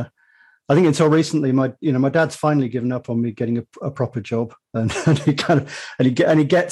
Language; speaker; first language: English; native; English